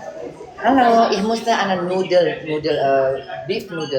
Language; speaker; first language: German; non-native, learner; Indonesian